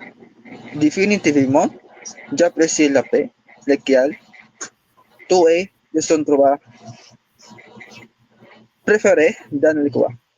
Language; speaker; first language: French; non-native, learner; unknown